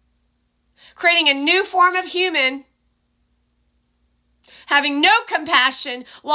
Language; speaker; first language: English; native; English